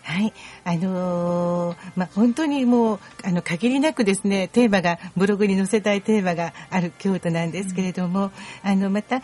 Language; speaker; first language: Japanese; native; Japanese